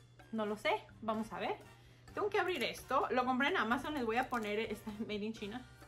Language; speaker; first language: Spanish; early bilingual, heritage; Spanish